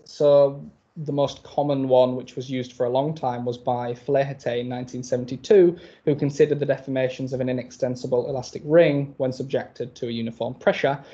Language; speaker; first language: English; native; English